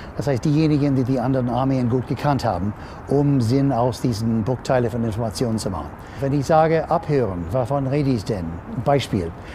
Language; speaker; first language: German; non-native, fluent; English